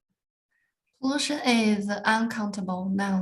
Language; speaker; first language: English; non-native, learner; Chinese